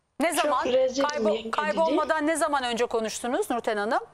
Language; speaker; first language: Turkish; native; Turkish